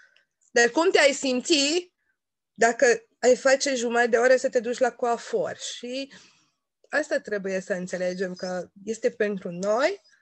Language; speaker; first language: Romanian; non-native, local second language; Hungarian